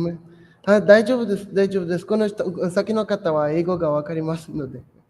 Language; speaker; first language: Japanese; non-native, fluent; Portuguese